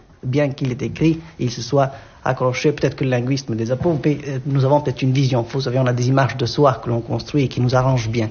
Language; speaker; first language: French; non-native, local second language; Arabic